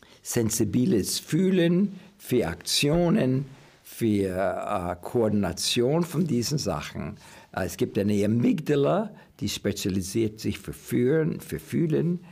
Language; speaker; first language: German; non-native, learner; English